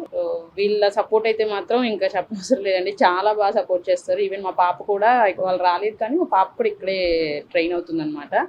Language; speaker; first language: Telugu; native; Telugu